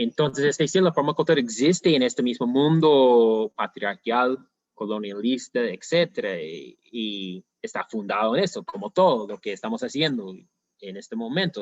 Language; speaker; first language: Spanish; non-native, fluent; English